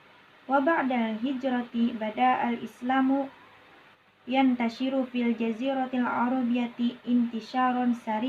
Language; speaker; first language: Arabic; non-native, fluent; Indonesian